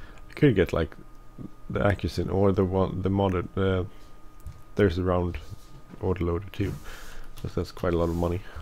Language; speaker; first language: English; non-native, fluent; Swedish